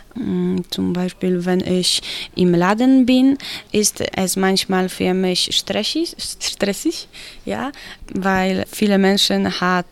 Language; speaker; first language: German; non-native, fluent; Polish